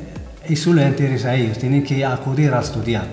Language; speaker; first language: Spanish; non-native, fluent; Arabic